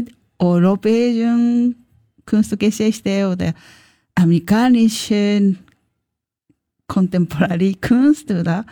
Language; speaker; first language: German; non-native, learner; Japanese